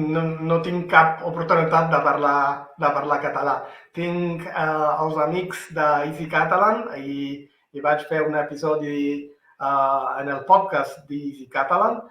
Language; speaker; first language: Catalan; non-native, fluent; Italian